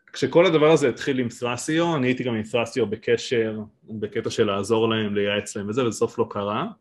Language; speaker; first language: Hebrew; native; Hebrew